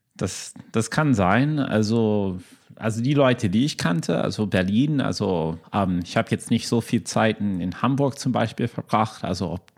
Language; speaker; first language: German; non-native, fluent; English